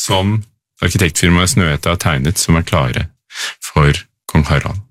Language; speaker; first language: Norwegian; native; Norwegian